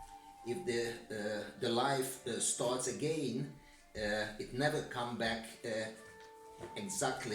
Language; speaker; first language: English; non-native, learner; Hungarian